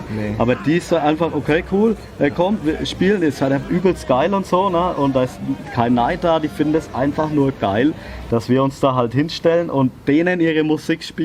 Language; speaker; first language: German; native; German